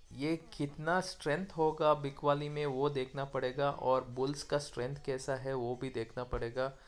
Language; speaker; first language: Hindi; non-native, local second language; Kannada